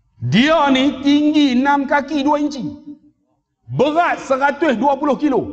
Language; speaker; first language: Malay; native; Malay